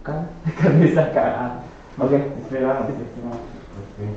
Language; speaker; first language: Spanish; non-native, learner; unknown